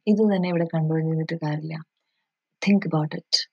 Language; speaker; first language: English; non-native, local second language; Malayalam